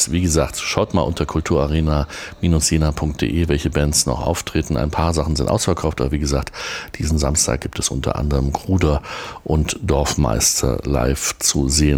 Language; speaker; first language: German; native; German